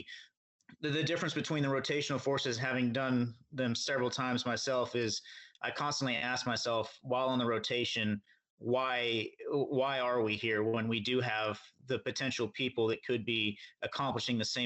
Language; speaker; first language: English; native; English